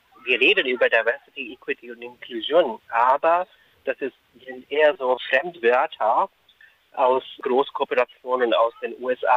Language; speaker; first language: German; non-native, fluent; Urdu